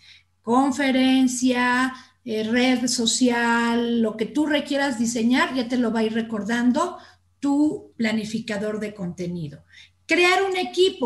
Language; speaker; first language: Spanish; native; Spanish